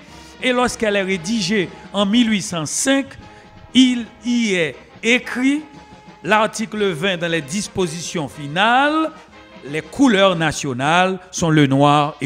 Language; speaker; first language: French; non-native, local second language; Haitian Creole